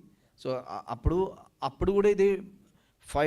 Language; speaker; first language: Telugu; non-native, learner; Malayalam